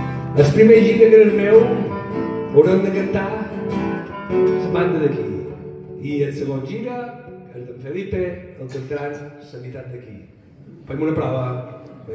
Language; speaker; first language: Catalan; native; Catalan